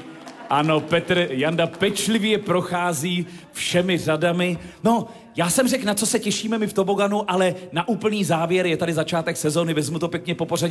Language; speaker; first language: Czech; native; Czech